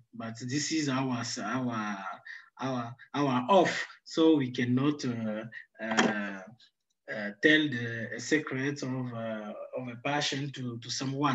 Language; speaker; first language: English; non-native, fluent; Sango